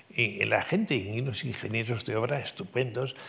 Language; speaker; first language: Spanish; native; Spanish